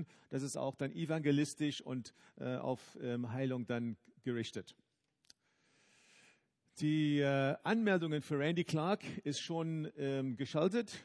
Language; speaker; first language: German; non-native, fluent; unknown